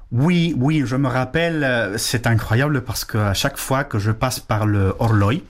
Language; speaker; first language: French; non-native, fluent; Spanish